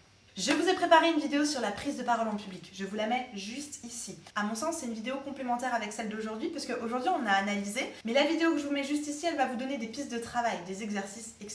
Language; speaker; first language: French; native; French